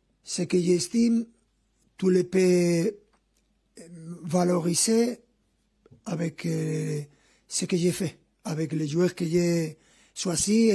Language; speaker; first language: French; non-native, fluent; Spanish